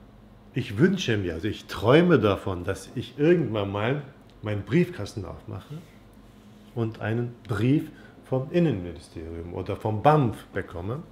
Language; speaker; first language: German; non-native, fluent; Turkish